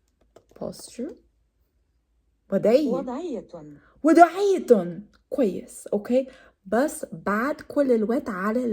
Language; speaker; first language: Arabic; non-native, learner; English